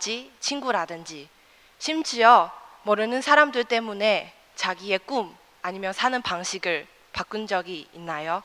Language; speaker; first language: Korean; non-native, fluent; Chinese